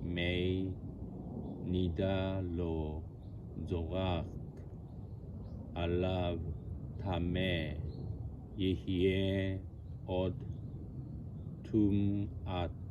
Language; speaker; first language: Hebrew; non-native, learner; Japanese